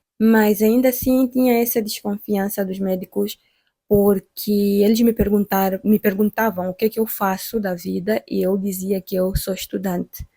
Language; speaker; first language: Portuguese; native; Portuguese